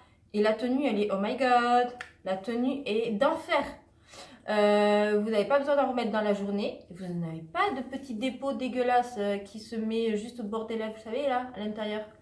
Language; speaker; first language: French; native; French